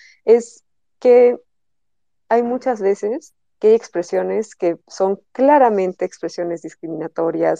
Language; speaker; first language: Spanish; native; Spanish